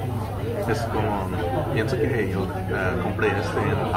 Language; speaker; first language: Spanish; non-native, learner; English